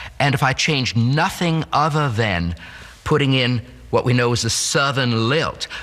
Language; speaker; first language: English; native; English